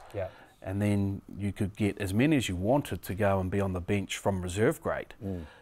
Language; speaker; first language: English; native; English